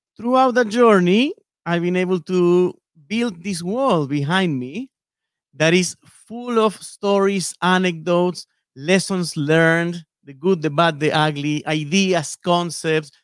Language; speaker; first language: English; non-native, fluent; Spanish